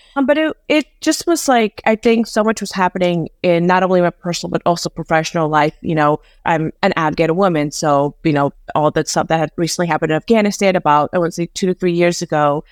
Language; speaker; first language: English; early bilingual, other home language; Persian